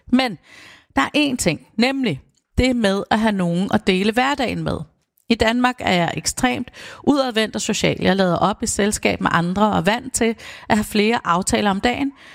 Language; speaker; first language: Danish; native; Danish